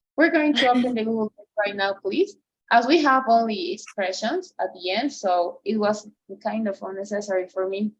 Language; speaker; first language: English; non-native, fluent; Spanish